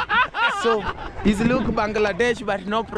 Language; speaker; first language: English; non-native, learner; Swahili